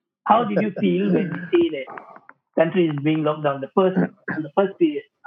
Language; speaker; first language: English; non-native, local second language; Tamil